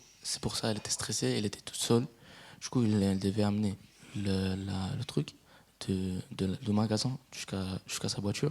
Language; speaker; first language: French; non-native, fluent; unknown